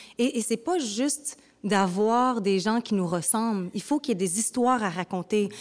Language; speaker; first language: French; early bilingual, other home language; Vietnamese